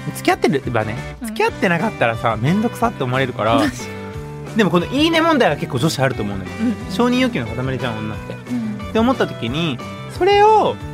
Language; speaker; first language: Japanese; native; Japanese